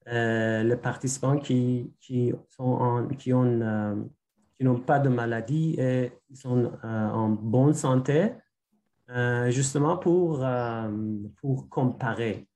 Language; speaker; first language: French; non-native, fluent; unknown